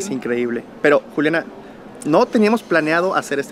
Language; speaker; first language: Spanish; native; Spanish